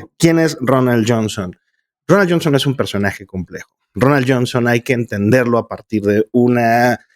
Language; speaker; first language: Spanish; native; Spanish